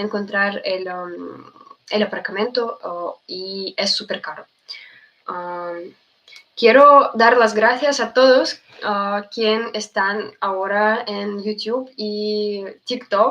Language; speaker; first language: Spanish; non-native, fluent; Russian